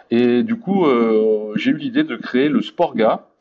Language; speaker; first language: French; native; French